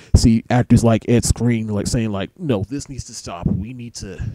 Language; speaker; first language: English; native; English